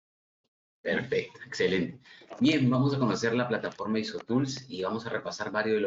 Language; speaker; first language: Spanish; native; Spanish